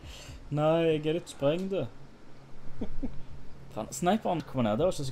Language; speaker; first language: Norwegian; native; Norwegian